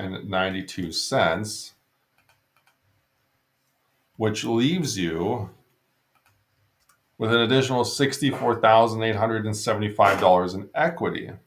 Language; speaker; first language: English; native; English